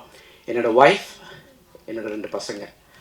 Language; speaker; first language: Tamil; native; Tamil